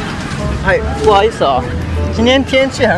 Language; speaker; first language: Chinese; early bilingual, heritage; Chinese